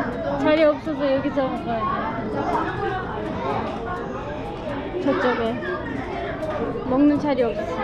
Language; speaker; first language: Korean; non-native, fluent; Turkish